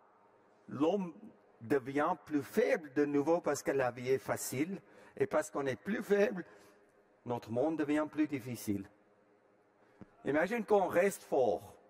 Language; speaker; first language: French; non-native, fluent; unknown